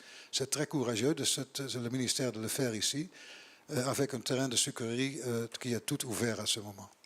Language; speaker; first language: French; non-native, learner; Dutch